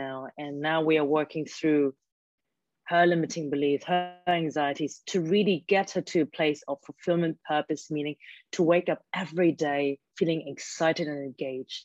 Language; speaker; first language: English; non-native, fluent; German